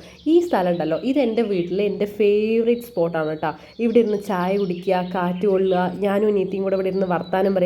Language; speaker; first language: Malayalam; native; Malayalam